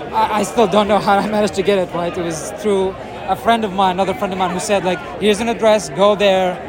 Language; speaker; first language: English; non-native, fluent; Arabic